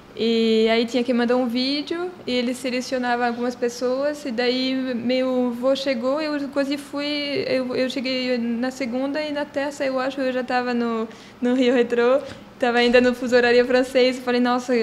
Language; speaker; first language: Portuguese; non-native, fluent; French